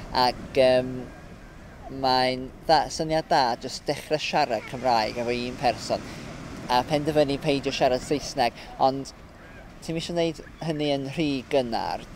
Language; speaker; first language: Welsh; non-native, fluent; English